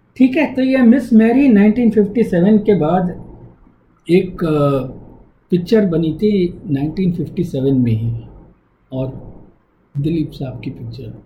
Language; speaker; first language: Hindi; non-native, local second language; Tamil